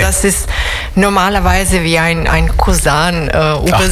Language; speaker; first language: German; non-native, fluent; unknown